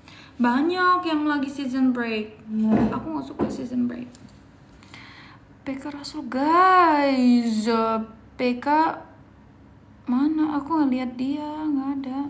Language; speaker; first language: Indonesian; non-native, fluent; Turkish